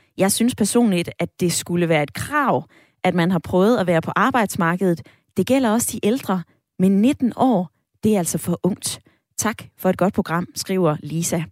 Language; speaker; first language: Danish; native; Danish